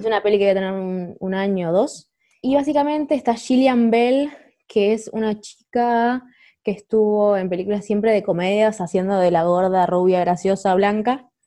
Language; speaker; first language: Spanish; native; Spanish